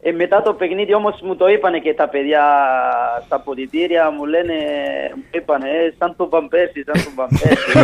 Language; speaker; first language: Greek; non-native, fluent; Italian